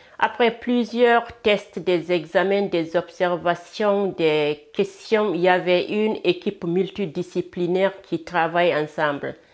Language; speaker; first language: French; non-native, local second language; Fula